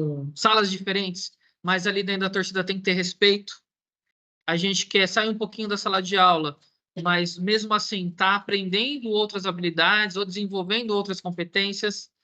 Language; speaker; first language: Portuguese; native; Portuguese